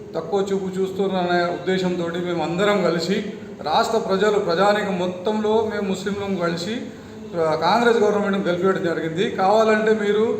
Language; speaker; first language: Telugu; non-native, local second language; Urdu